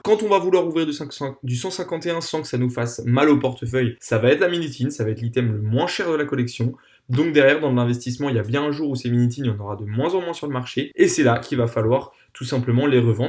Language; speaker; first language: French; native; French